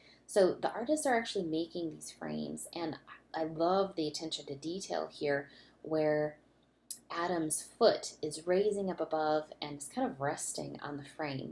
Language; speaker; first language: English; native; English